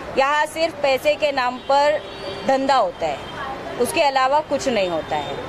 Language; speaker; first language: Hindi; non-native, local second language; Marathi